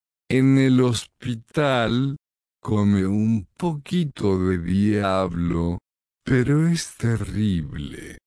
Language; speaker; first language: Spanish; non-native, learner; English